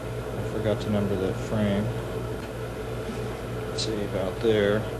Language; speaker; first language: English; native; English